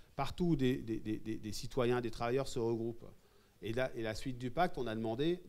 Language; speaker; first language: French; native; French